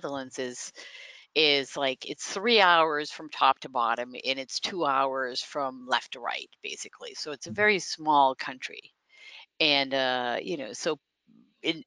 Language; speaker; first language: English; non-native, fluent; Dutch